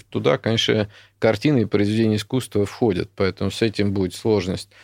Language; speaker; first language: Russian; native; Russian